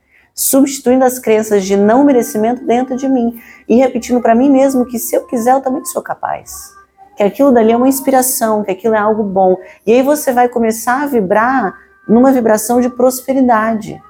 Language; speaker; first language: Portuguese; native; Portuguese